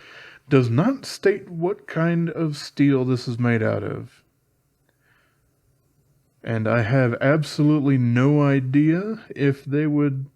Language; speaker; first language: English; native; English